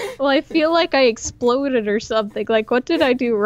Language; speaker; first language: English; native; English